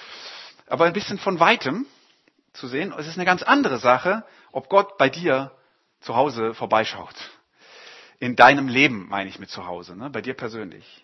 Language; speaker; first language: German; native; German